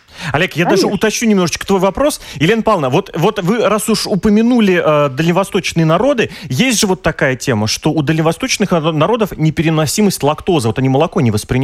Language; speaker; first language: Russian; native; Russian